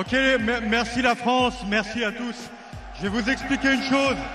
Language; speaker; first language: French; native; French